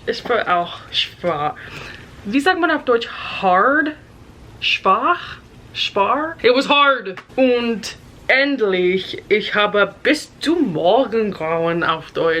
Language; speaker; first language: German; non-native, learner; English